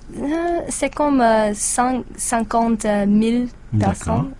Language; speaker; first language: French; non-native, learner; English